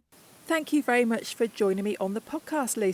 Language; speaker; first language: English; native; English